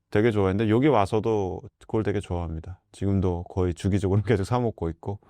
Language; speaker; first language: Korean; native; Korean